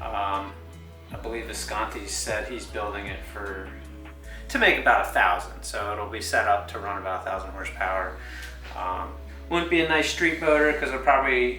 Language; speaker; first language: English; native; English